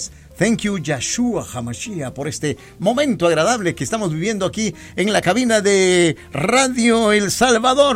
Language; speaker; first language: Spanish; native; Spanish